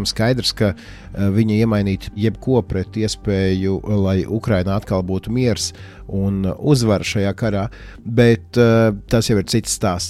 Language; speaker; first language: Latvian; native; Latvian